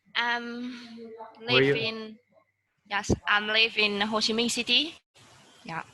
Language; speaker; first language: English; non-native, learner; Vietnamese